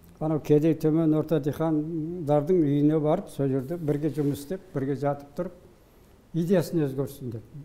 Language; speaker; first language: Kazakh; native; Kazakh